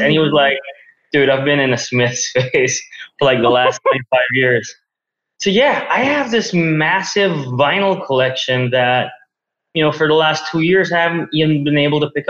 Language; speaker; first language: English; non-native, local second language; Filipino